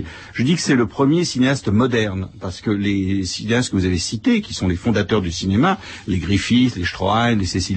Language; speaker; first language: French; native; French